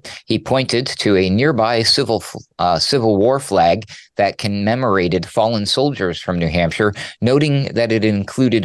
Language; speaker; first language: English; native; English